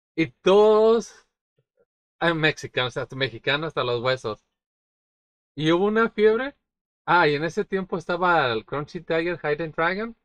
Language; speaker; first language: Spanish; native; Spanish